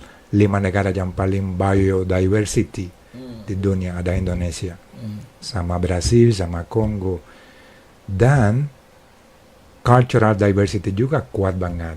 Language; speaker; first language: Indonesian; non-native, fluent; Spanish